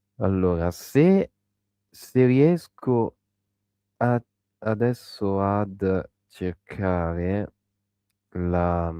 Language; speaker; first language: Italian; native; Italian